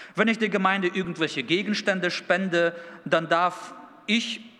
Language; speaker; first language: German; early bilingual, other home language; Russian